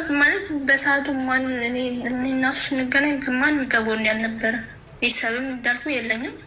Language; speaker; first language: Amharic; native; Amharic